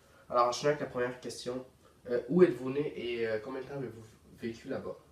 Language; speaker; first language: French; native; French